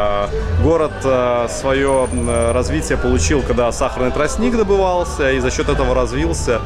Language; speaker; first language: Russian; native; Russian